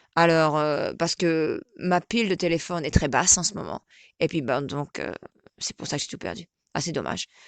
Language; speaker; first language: French; native; French